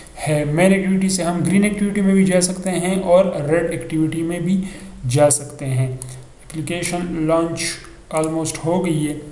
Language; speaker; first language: Urdu; non-native, local second language; Pashto